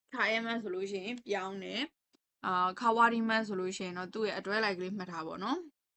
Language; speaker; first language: Burmese; native; Burmese